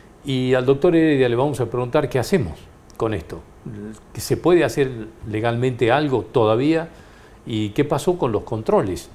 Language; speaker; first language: Spanish; native; Spanish